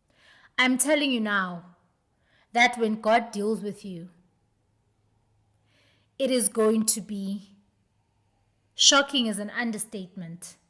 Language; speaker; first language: English; non-native, local second language; Zulu